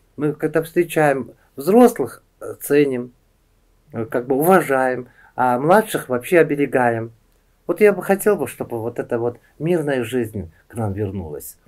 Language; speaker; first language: Russian; non-native, local second language; Uzbek